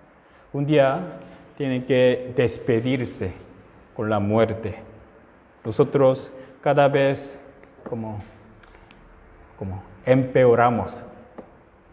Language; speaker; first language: Spanish; non-native, fluent; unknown